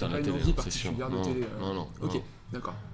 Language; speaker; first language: French; native; French